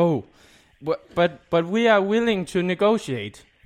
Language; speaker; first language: English; non-native, fluent; Danish